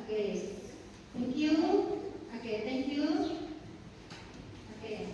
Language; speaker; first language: English; non-native, learner; Indonesian